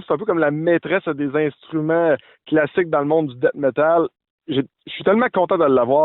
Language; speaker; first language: French; native; French